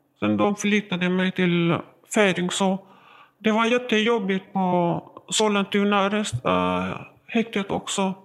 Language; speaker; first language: Swedish; non-native, learner; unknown